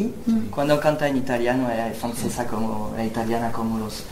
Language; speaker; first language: Spanish; non-native, learner; French